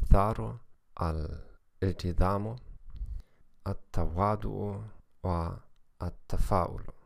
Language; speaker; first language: Arabic; non-native, learner; German